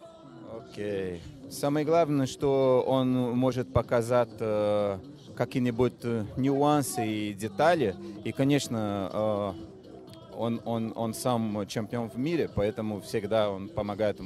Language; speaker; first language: Russian; non-native, fluent; Portuguese